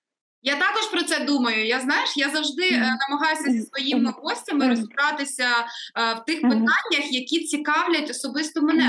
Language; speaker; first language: Ukrainian; native; Ukrainian